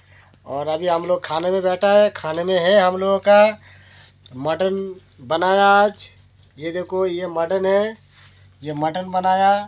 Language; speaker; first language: Hindi; non-native, local second language; Bangla